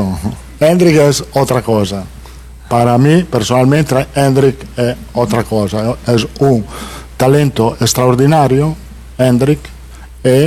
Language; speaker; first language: Portuguese; non-native, fluent; Italian